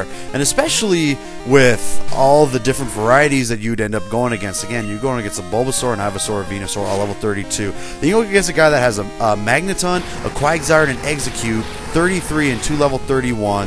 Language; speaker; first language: English; native; English